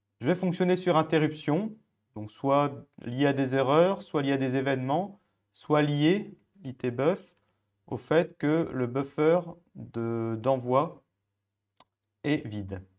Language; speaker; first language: French; native; French